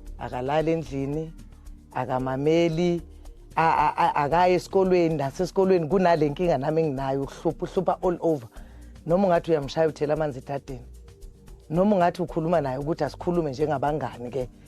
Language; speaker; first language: Zulu; native; Zulu